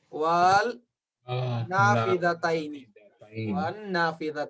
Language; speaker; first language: Arabic; non-native, fluent; Filipino